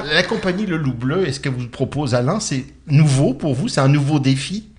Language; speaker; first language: French; native; French